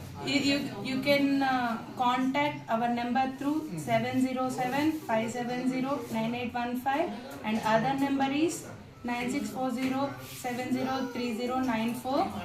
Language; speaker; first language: English; non-native, local second language; Telugu